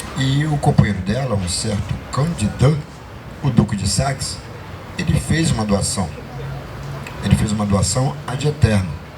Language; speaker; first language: Portuguese; non-native, local second language; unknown